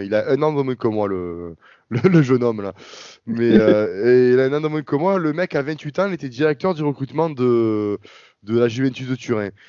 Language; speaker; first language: French; native; French